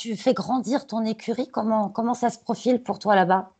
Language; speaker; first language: French; native; French